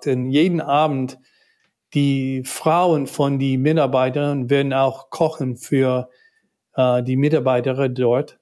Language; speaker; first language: German; non-native, learner; English